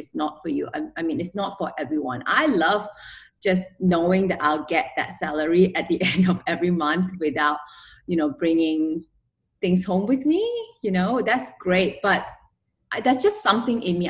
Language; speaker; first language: English; non-native, local second language; Chinese